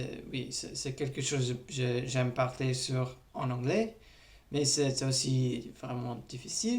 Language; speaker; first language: French; non-native, learner; English